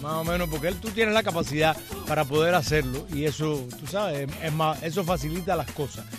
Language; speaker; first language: Spanish; native; Spanish